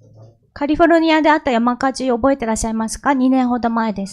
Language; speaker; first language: Japanese; non-native, fluent; Korean